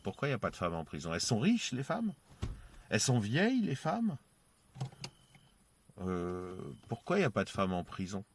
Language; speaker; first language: French; native; French